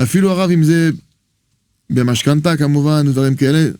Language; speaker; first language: Hebrew; non-native, fluent; French